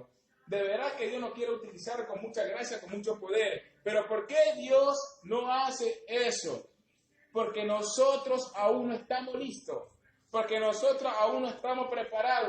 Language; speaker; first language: Spanish; native; Spanish